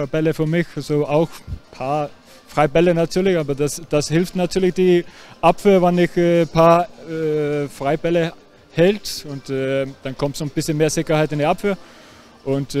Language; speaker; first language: German; non-native, learner; English